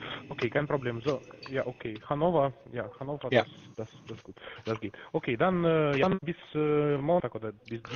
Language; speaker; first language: German; non-native, learner; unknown